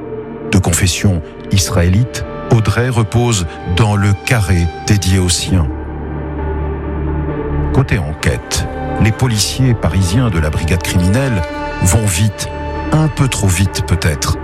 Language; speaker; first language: French; native; French